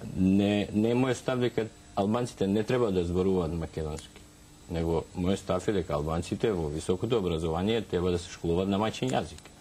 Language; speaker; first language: Macedonian; non-native, local second language; Albanian